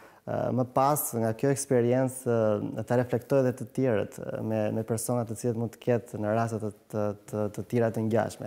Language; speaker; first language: Albanian; native; Albanian